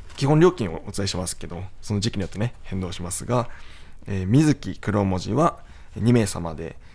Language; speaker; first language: Japanese; native; Japanese